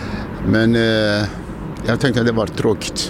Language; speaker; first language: Swedish; non-native, learner; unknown